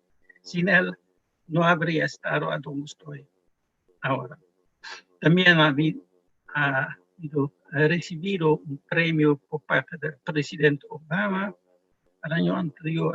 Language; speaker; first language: Spanish; non-native, fluent; Dutch